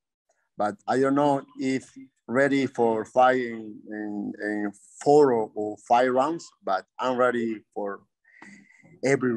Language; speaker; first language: English; non-native, learner; Spanish